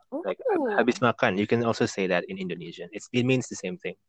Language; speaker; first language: English; non-native, fluent; Indonesian